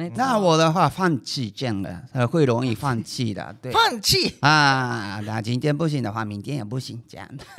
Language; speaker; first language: Chinese; non-native, fluent; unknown